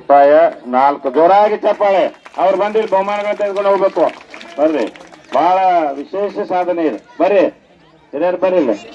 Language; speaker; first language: Kannada; native; Kannada